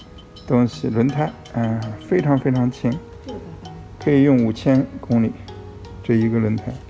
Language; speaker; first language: Chinese; native; Chinese